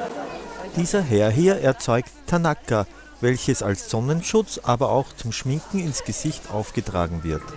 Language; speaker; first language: German; native; German